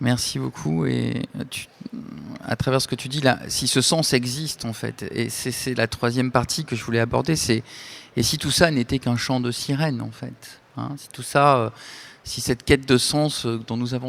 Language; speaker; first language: French; native; French